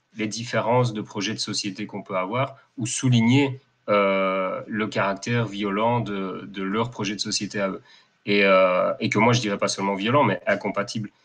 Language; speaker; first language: French; native; French